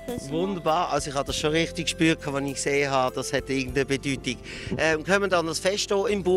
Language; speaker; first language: German; native; German